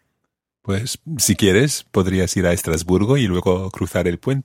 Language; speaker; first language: Spanish; non-native, fluent; English